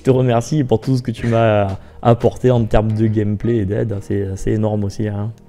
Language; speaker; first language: French; native; French